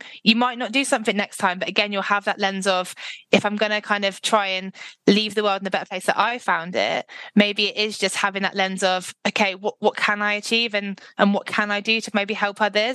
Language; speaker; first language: English; native; English